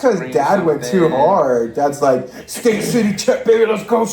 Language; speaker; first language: English; native; English